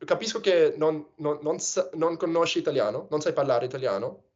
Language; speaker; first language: Italian; non-native, fluent; English